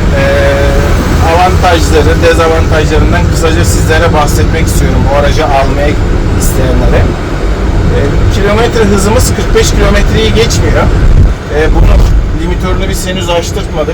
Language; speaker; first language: Turkish; native; Turkish